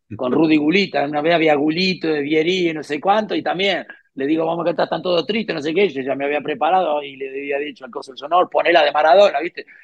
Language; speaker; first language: Spanish; native; Spanish